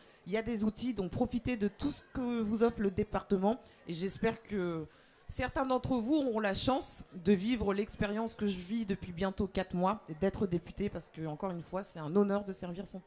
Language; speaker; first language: French; native; French